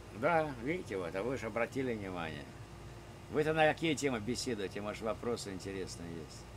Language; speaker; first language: Russian; native; Russian